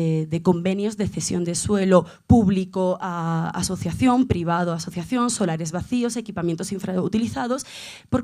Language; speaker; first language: Spanish; native; Spanish